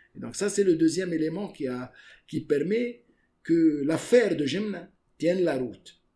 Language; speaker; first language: French; non-native, local second language; Arabic